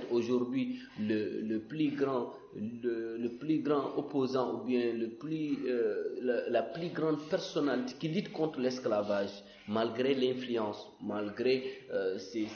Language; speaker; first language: French; non-native, local second language; Fula